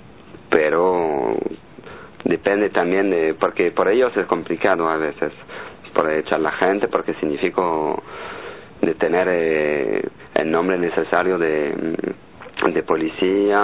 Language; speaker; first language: Spanish; non-native, fluent; French